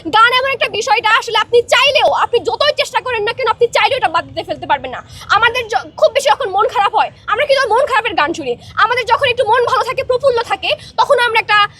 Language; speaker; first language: Bangla; non-native, local second language; Chakma